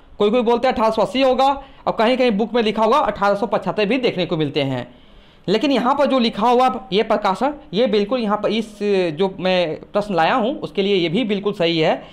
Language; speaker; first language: Hindi; native; Hindi